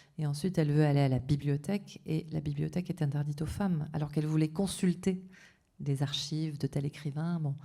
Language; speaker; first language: French; native; French